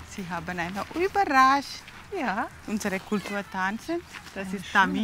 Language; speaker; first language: German; non-native, learner; Tamil